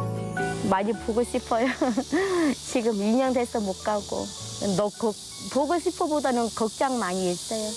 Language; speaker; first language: Korean; non-native, learner; Vietnamese